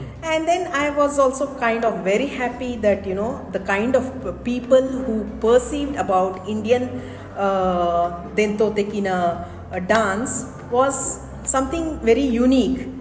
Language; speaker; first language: English; non-native, local second language; Kannada